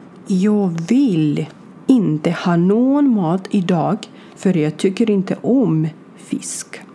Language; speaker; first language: Swedish; non-native, learner; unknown